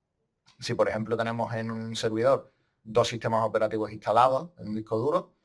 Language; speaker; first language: Spanish; native; Spanish